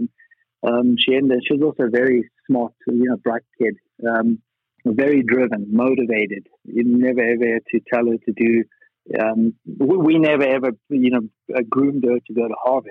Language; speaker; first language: English; native; English